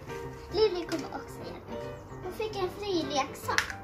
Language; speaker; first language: Swedish; early bilingual, other home language; Hungarian